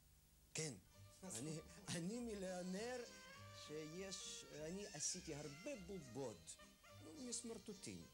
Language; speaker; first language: Hebrew; non-native, learner; Russian